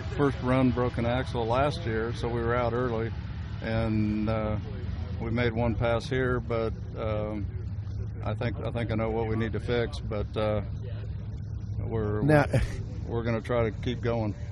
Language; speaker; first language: English; native; English